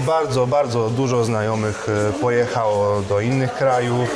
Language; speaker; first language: Polish; early bilingual, heritage; Polish